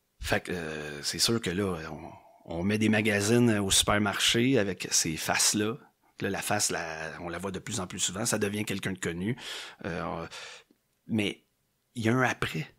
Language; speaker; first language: French; native; French